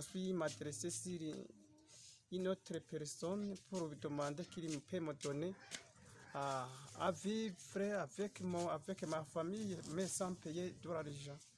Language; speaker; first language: French; non-native, local second language; Rundi